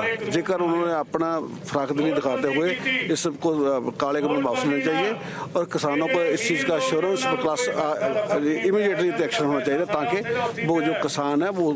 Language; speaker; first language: Hindi; non-native, local second language; Punjabi